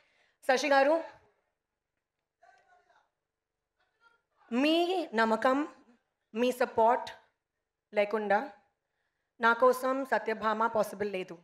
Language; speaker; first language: Telugu; non-native, learner; Hindi